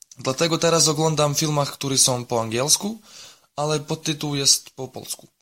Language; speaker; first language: Polish; non-native, learner; Serbian